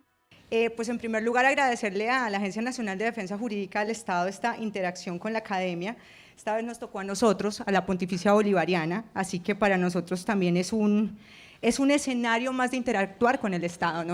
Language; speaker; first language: Spanish; native; Spanish